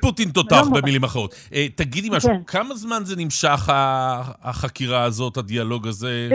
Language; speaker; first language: Hebrew; native; Hebrew